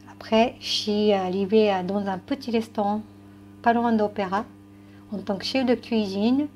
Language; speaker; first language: French; non-native, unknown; Japanese